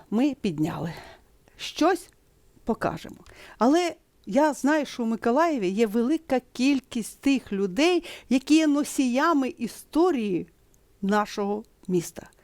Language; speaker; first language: Ukrainian; native; Ukrainian